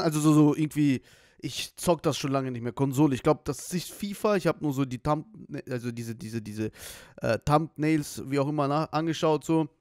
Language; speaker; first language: German; native; German